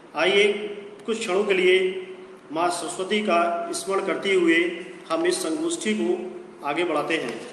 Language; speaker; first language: Hindi; native; Hindi